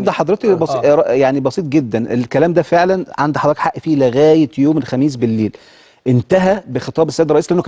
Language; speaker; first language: Arabic; native; Arabic